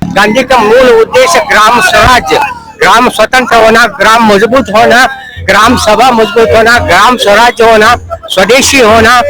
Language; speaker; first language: Hindi; non-native, local second language; Kannada